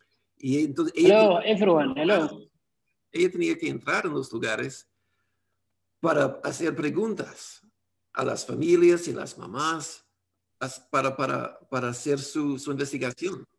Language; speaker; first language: Spanish; non-native, learner; English